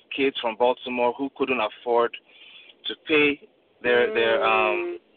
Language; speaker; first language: English; non-native, local second language; Yoruba